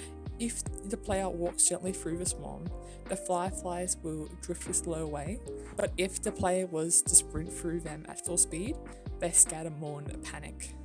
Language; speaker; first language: English; native; English